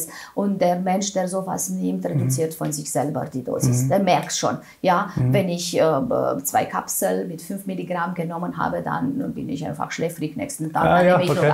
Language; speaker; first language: German; non-native, fluent; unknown